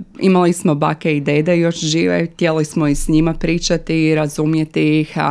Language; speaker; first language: Croatian; early bilingual, other home language; English